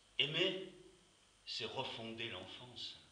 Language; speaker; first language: French; native; French